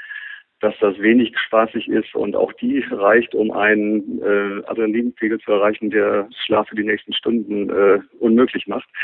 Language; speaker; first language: German; native; German